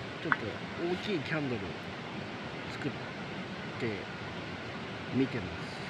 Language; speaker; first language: Japanese; native; Japanese